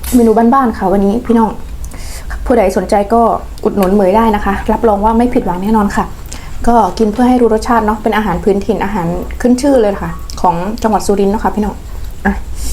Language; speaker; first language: Thai; native; Thai